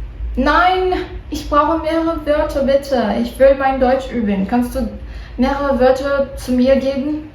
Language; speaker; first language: German; non-native, learner; Portuguese